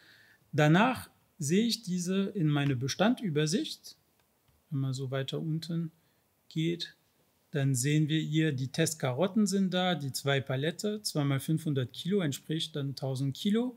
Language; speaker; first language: German; non-native, fluent; French